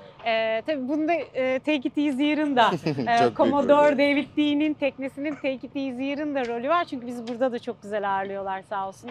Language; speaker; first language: Turkish; native; Turkish